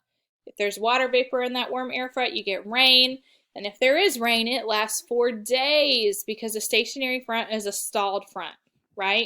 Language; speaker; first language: English; native; English